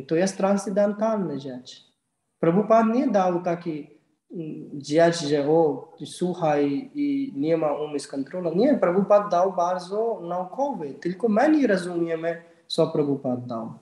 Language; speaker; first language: Polish; non-native, learner; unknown